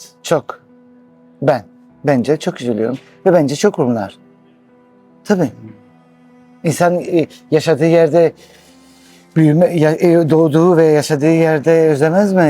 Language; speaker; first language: Turkish; non-native, local second language; Greek